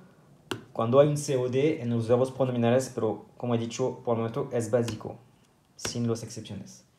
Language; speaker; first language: Spanish; non-native, fluent; French